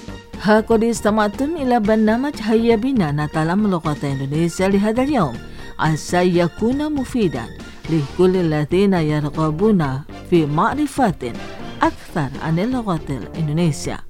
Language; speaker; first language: Arabic; non-native, fluent; Indonesian